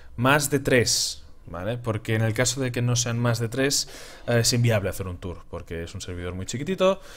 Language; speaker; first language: Spanish; native; Spanish